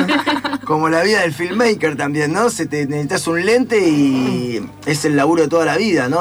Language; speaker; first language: Spanish; native; Spanish